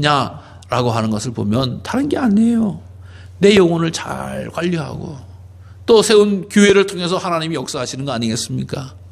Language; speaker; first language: Korean; native; Korean